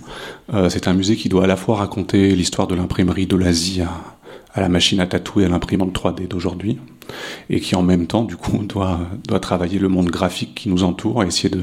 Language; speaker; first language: French; native; French